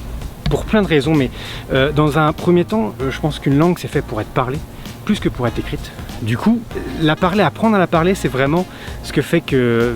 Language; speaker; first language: French; native; French